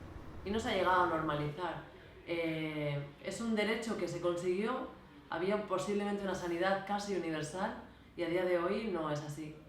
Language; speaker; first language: Spanish; native; Spanish